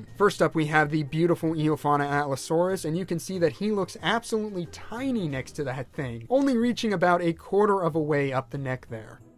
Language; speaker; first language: English; native; English